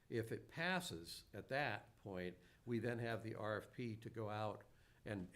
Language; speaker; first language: English; native; English